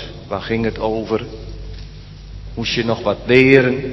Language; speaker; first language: Dutch; native; Dutch